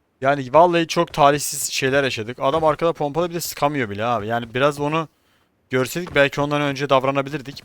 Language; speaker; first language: Turkish; native; Turkish